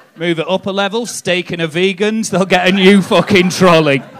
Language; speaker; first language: English; native; English